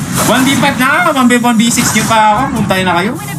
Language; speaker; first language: Filipino; native; Filipino